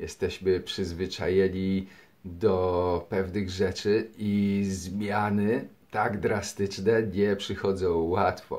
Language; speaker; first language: Polish; native; Polish